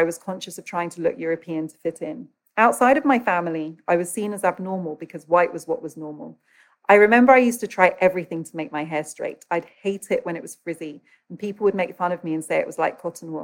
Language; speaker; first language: English; native; English